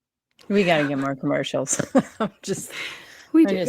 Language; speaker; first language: English; native; English